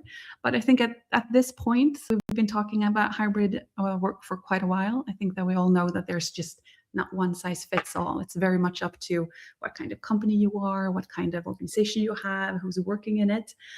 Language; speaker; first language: English; non-native, fluent; Swedish